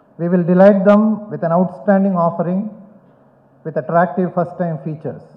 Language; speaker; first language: English; non-native, local second language; Tamil